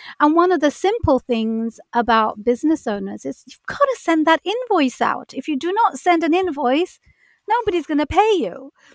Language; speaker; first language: English; native; English